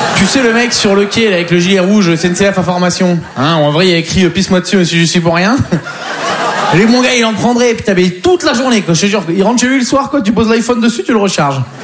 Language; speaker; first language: French; native; French